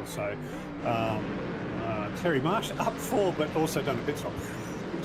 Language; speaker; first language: English; native; English